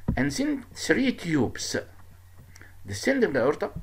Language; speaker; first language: English; non-native, fluent; Arabic